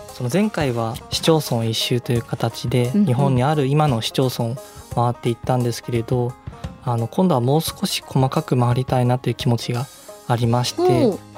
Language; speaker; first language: Japanese; native; Japanese